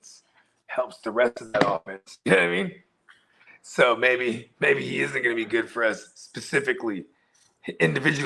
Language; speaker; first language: English; native; English